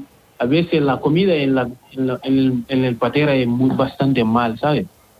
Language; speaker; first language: Spanish; non-native, learner; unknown